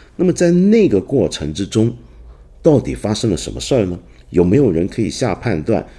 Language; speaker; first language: Chinese; non-native, local second language; Cantonese